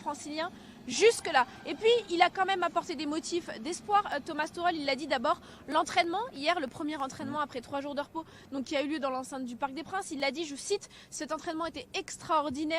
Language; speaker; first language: French; native; French